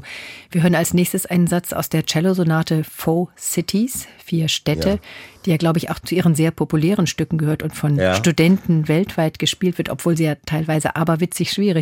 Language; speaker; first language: German; native; German